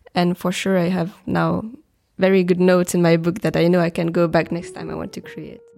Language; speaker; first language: English; non-native, fluent; French